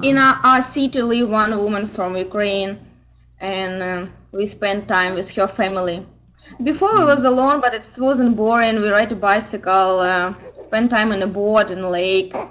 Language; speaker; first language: English; non-native, learner; Ukrainian